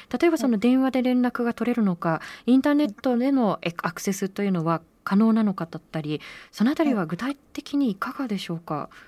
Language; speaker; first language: Japanese; native; Japanese